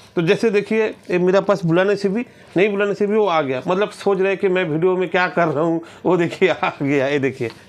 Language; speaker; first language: Hindi; non-native, local second language; Bangla